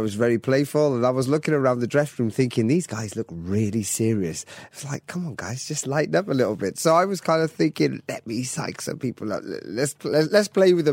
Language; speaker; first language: English; native; English